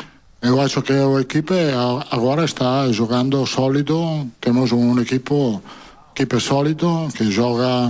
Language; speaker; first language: Portuguese; non-native, learner; Italian